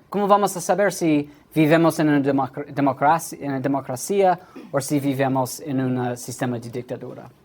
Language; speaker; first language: Portuguese; non-native, fluent; English